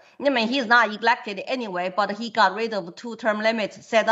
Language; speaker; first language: English; non-native, fluent; Chinese